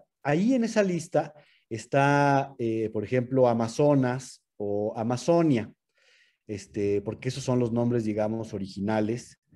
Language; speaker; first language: Spanish; native; Spanish